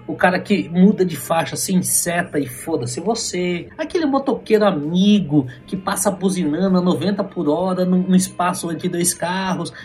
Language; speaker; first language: Portuguese; native; Portuguese